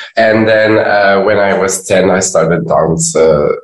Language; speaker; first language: English; non-native, fluent; Dutch